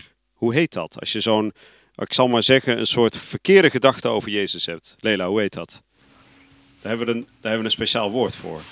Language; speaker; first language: Dutch; native; Dutch